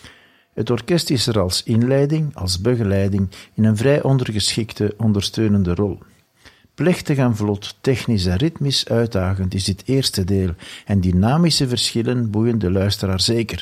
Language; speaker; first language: Dutch; native; Dutch